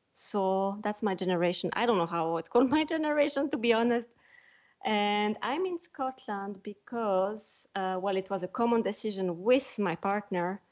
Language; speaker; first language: English; non-native, fluent; French